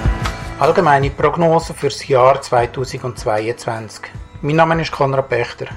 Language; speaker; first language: German; native; German